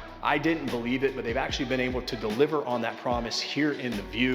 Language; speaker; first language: English; native; English